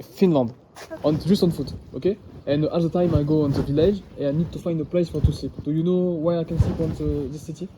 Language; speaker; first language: English; non-native, learner; French